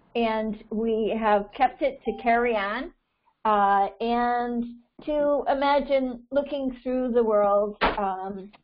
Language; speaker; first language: English; native; English